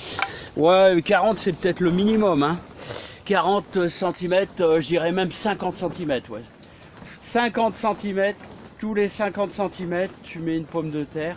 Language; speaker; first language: French; native; French